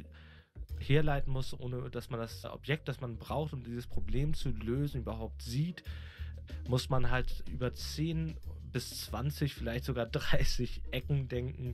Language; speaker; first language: German; native; German